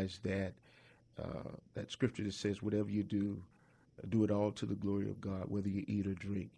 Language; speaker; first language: English; native; English